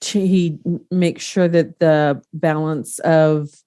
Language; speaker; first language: English; native; English